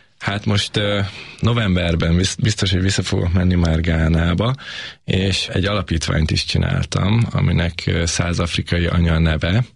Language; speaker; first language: Hungarian; native; Hungarian